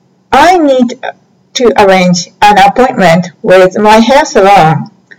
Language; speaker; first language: English; non-native, fluent; Japanese